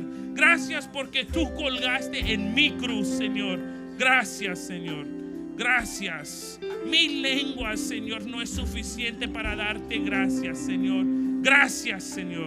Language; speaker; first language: Spanish; early bilingual, heritage; Spanish